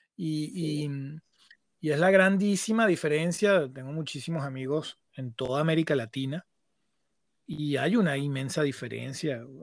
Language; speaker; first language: Spanish; native; Spanish